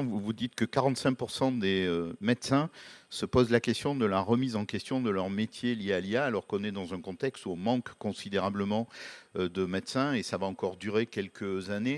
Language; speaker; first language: French; native; French